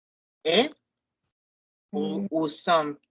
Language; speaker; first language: French; non-native, fluent; Spanish